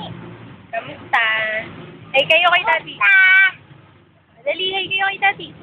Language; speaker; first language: Filipino; native; Filipino